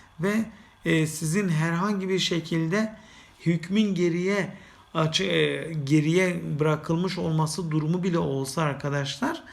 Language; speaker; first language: Turkish; native; Turkish